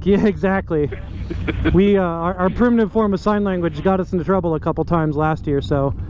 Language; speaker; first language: English; native; English